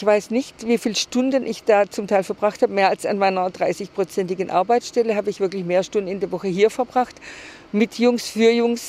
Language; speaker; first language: German; native; German